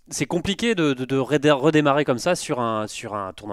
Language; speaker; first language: French; native; French